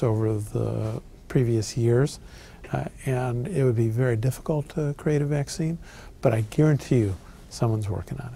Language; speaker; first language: English; native; English